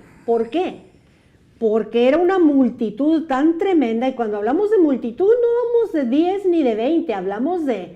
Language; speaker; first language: Spanish; native; Spanish